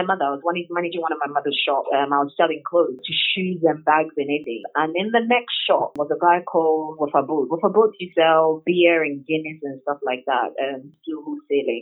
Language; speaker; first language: English; non-native, local second language; Akan